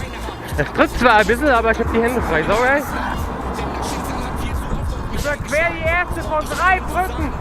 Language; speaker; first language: German; native; German